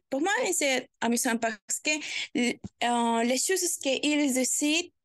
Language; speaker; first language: French; non-native, learner; Spanish